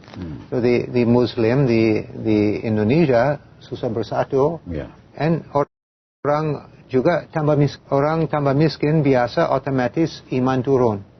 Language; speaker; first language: Indonesian; non-native, fluent; English